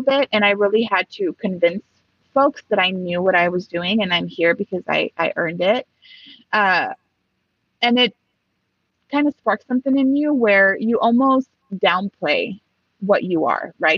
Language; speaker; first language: English; early bilingual, other home language; Spanish